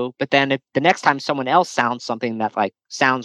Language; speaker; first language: English; native; English